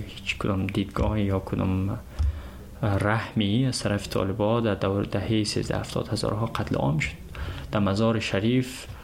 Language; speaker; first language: Persian; native; Persian